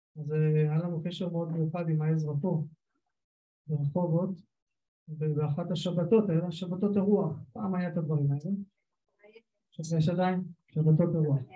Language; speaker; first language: Hebrew; native; Hebrew